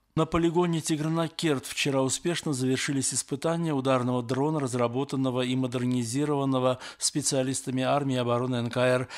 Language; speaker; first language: Russian; non-native, local second language; Armenian